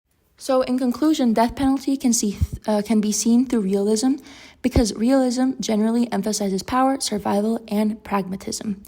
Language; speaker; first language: English; non-native, fluent; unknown